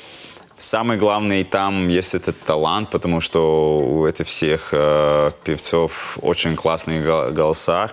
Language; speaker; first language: Russian; non-native, local second language; Latvian